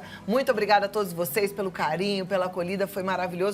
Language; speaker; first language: Portuguese; native; Portuguese